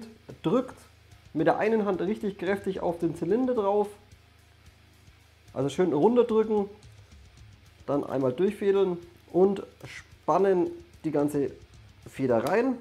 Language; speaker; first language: German; native; German